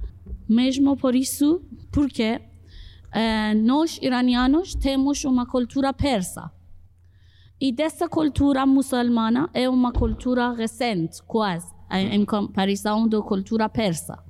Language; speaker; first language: Portuguese; non-native, fluent; Persian